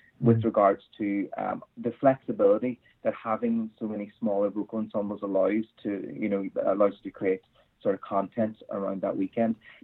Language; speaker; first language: English; native; English